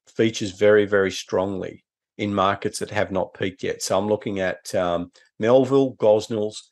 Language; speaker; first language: English; native; English